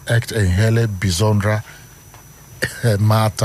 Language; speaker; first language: Dutch; non-native, fluent; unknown